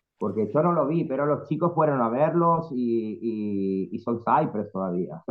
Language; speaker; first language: Spanish; non-native, fluent; Italian